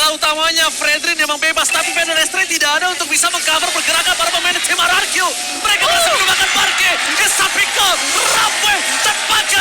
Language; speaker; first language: Indonesian; native; Indonesian